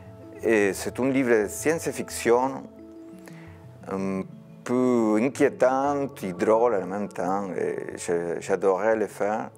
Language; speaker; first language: French; non-native, fluent; Spanish